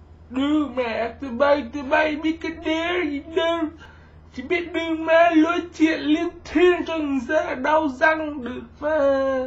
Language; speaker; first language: Vietnamese; early bilingual, other home language; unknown